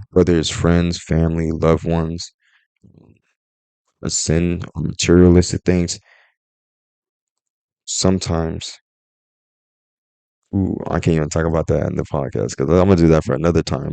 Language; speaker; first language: English; native; English